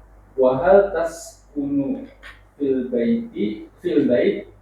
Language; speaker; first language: Arabic; non-native, learner; Indonesian